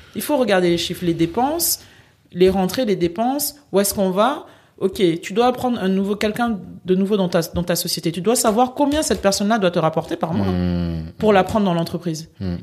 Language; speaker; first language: French; native; French